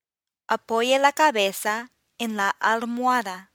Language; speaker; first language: Spanish; non-native, fluent; English